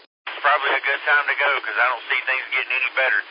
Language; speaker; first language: English; native; English